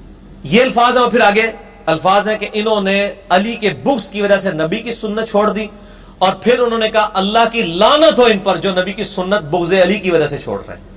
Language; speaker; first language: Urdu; non-native, local second language; Punjabi